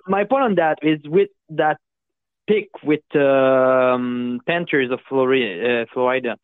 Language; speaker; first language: English; non-native, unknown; French